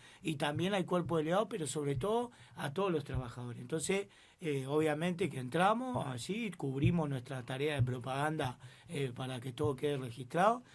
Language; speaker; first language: Spanish; native; Spanish